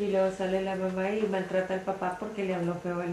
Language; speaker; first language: Spanish; native; Spanish